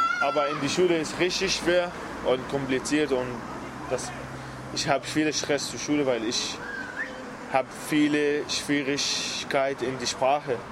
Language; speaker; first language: German; non-native, learner; Arabic